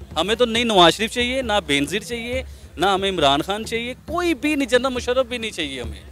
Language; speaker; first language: Urdu; non-native, local second language; Punjabi